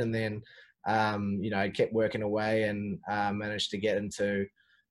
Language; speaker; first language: English; native; English